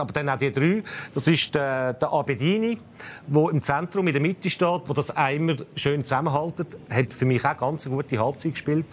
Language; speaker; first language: German; native; German